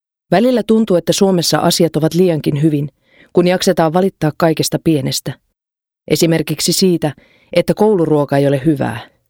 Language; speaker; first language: Finnish; non-native, fluent; Romanian